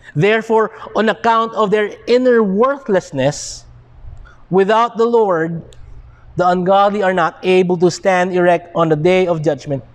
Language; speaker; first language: English; non-native, local second language; Filipino